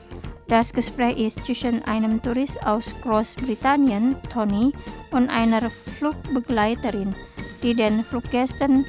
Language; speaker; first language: German; non-native, fluent; Indonesian